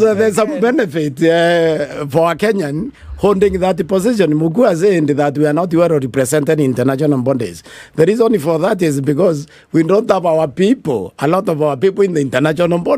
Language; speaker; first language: English; non-native, local second language; Meru